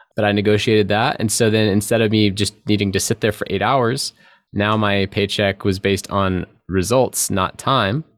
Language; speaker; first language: English; native; English